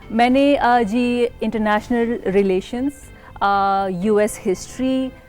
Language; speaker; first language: Urdu; non-native, local second language; Khowar